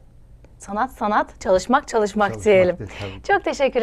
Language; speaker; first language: Turkish; native; Turkish